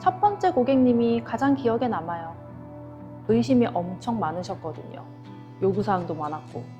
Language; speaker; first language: Korean; native; Korean